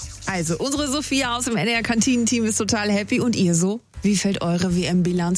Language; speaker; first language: German; native; German